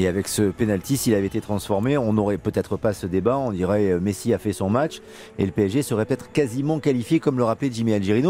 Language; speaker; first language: French; native; French